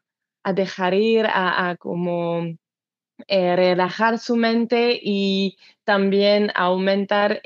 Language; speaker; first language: Spanish; non-native, learner; French